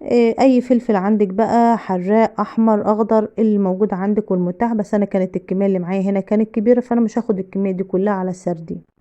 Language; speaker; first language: Arabic; native; Arabic